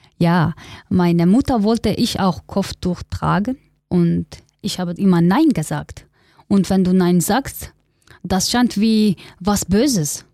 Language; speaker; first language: German; non-native, learner; Kurdish